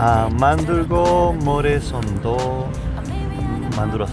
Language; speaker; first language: Spanish; native; Spanish